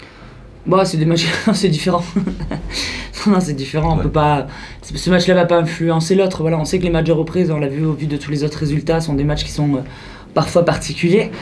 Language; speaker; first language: French; native; French